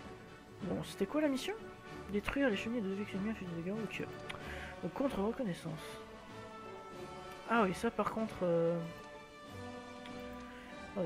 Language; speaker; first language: French; native; French